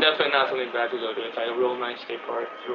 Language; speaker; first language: English; native; English